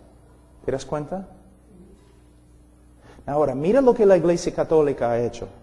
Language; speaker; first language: Spanish; non-native, fluent; English